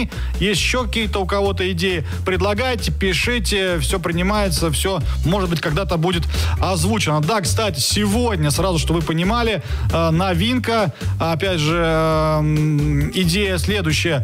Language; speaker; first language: Russian; native; Russian